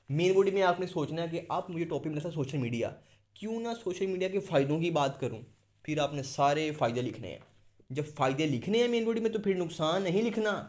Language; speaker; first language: Urdu; non-native, local second language; Punjabi